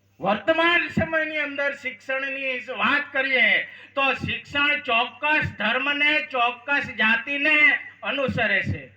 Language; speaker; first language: Gujarati; non-native, local second language; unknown